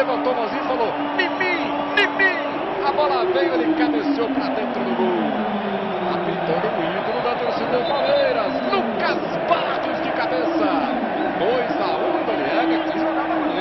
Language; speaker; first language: Portuguese; native; Portuguese